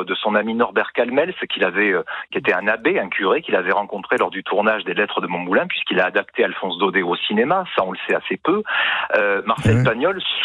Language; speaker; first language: French; native; French